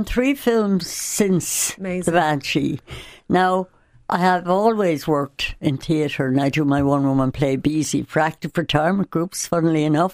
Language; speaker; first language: English; native; English